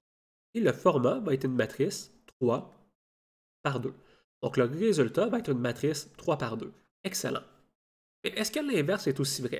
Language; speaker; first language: French; native; French